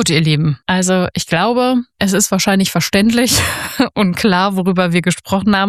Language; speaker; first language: German; native; German